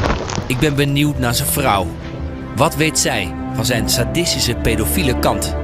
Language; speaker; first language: Dutch; native; Dutch